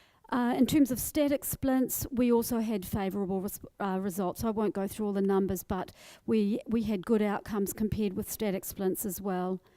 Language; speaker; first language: English; native; English